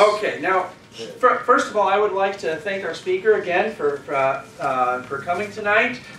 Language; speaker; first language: English; native; English